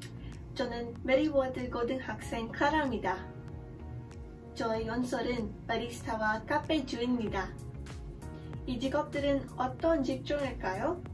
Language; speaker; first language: Korean; non-native, learner; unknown